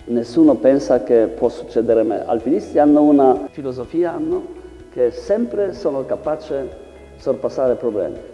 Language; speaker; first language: Italian; non-native, learner; Polish